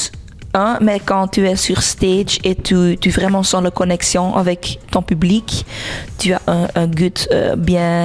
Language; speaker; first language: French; non-native, local second language; Dutch